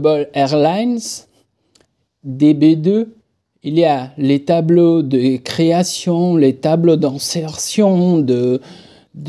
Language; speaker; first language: French; non-native, fluent; Portuguese